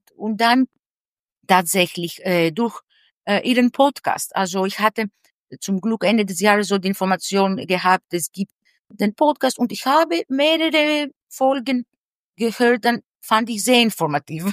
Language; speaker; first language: German; non-native, fluent; Greek